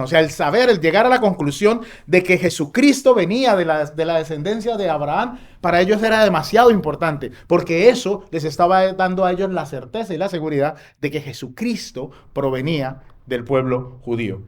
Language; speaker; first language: Spanish; native; Spanish